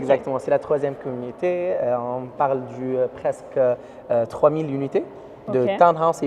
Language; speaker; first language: French; non-native, learner; Arabic